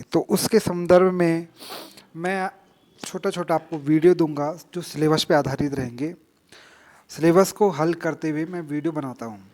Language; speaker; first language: Hindi; native; Hindi